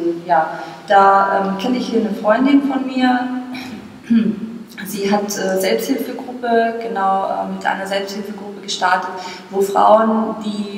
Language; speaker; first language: German; non-native, fluent; Bosnian